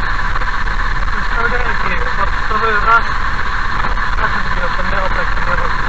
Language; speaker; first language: Russian; native; Russian